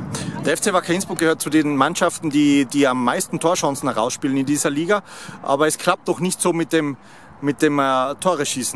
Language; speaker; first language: German; native; German